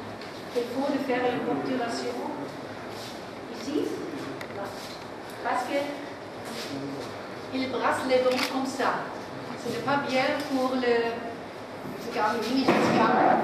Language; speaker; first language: French; non-native, learner; German